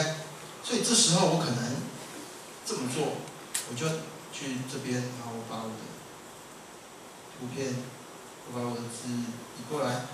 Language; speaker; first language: Chinese; native; Chinese